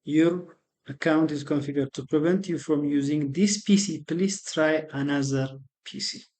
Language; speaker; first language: English; non-native, local second language; Amharic